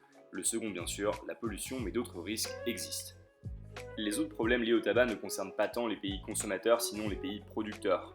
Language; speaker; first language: French; native; French